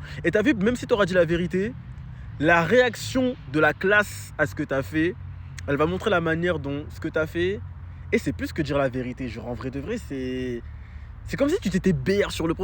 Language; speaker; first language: French; native; French